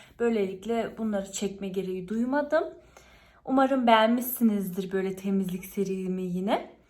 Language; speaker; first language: Turkish; early bilingual, heritage; Turkish